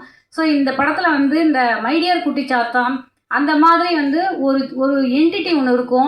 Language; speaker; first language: Tamil; native; Tamil